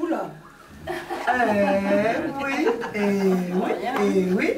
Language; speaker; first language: French; native; French